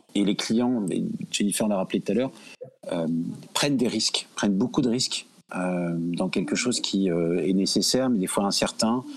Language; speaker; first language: French; native; French